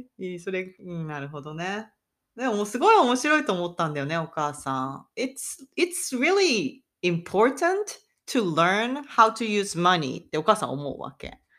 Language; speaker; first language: Japanese; native; Japanese